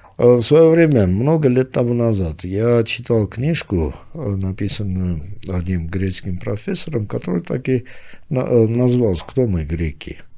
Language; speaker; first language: Russian; non-native, local second language; Armenian